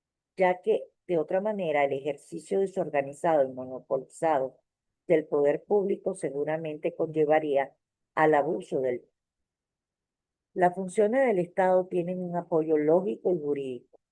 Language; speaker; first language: Spanish; native; Spanish